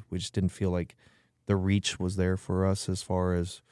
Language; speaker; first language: English; native; English